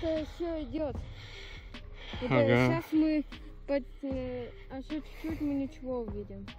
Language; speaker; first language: Russian; early bilingual, heritage; Russian